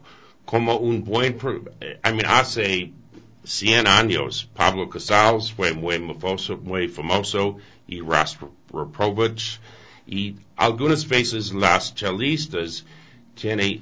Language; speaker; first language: Spanish; non-native, learner; English